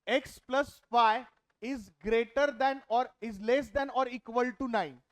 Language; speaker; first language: English; non-native, local second language; Marathi